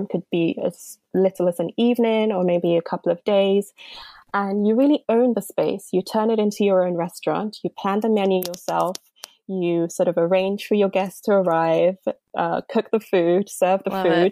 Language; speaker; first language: English; non-native, local second language; Yoruba